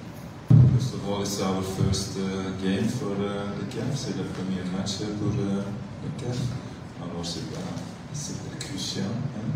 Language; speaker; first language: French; non-native, local second language; Dutch